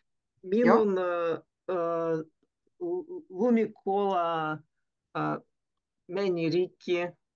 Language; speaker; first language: Finnish; non-native, learner; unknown